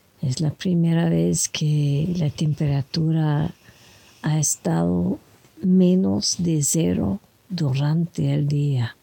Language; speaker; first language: Spanish; non-native, fluent; French